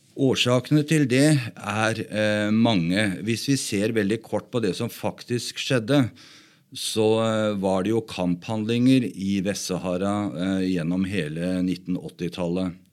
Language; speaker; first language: Norwegian; native; Norwegian